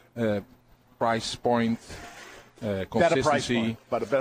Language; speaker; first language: English; non-native, fluent; Dutch